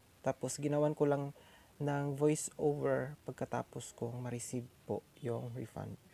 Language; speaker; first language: Filipino; non-native, local second language; Cebuano